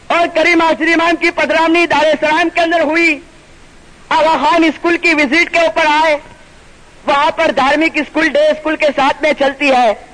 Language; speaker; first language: Urdu; non-native, local second language; Gujarati